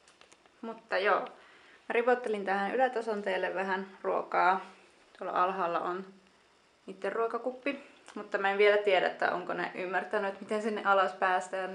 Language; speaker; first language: Finnish; native; Finnish